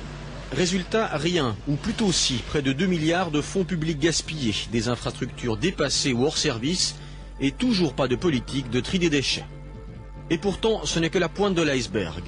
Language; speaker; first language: French; native; French